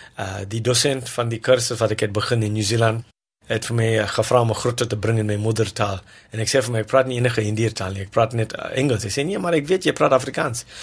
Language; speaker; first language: Afrikaans; non-native, local second language; English